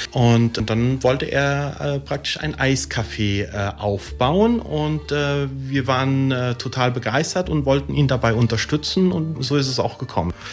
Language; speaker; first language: German; early bilingual, other home language; Italian